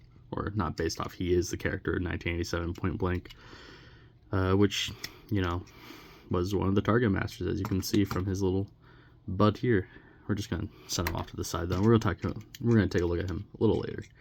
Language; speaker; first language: English; native; English